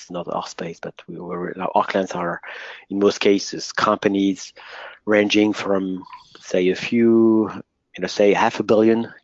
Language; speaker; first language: English; non-native, fluent; French